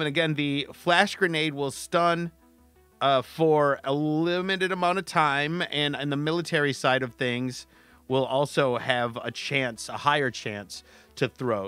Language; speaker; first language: English; native; English